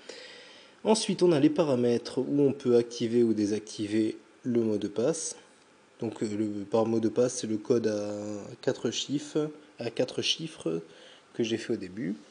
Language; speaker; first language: French; native; French